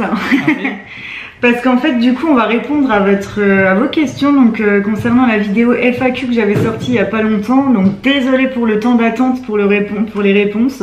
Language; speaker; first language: French; native; French